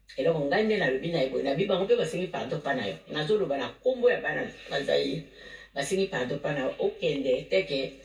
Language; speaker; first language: Lingala; non-native, local second language; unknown